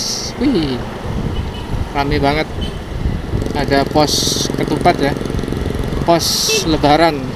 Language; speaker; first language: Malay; non-native, local second language; Javanese